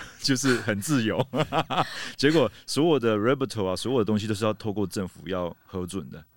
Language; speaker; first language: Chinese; native; Chinese